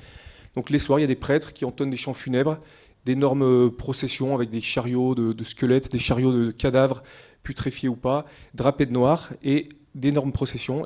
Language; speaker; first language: French; native; French